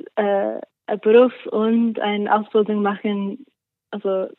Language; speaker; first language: German; non-native, learner; English